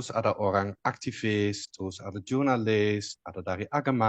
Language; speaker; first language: Indonesian; non-native, fluent; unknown